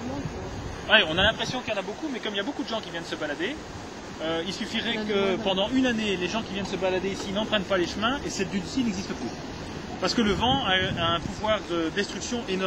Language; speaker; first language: French; native; French